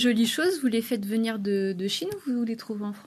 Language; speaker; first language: French; native; French